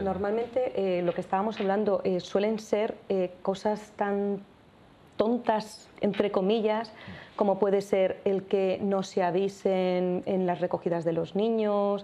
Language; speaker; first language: Spanish; native; Spanish